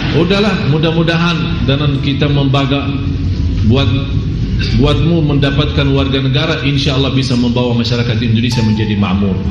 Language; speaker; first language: Malay; non-native, fluent; Arabic